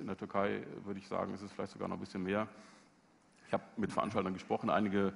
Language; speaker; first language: German; native; German